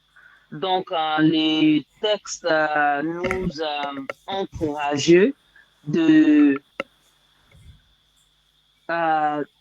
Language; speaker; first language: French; non-native, learner; English